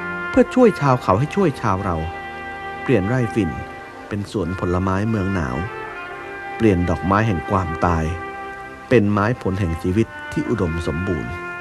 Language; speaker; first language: Thai; native; Thai